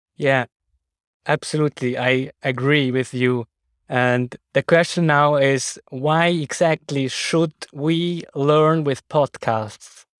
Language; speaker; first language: English; non-native, fluent; Swiss German